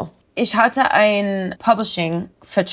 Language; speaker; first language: German; non-native, learner; English